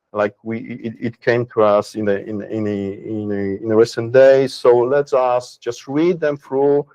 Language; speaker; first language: English; non-native, fluent; Polish